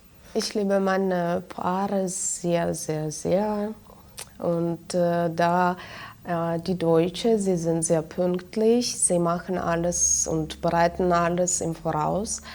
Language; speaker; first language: German; non-native, fluent; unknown